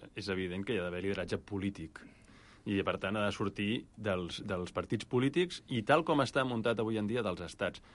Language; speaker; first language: Catalan; native; Catalan